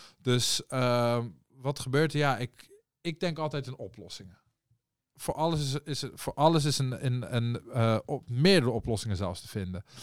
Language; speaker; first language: Dutch; early bilingual, other home language; Persian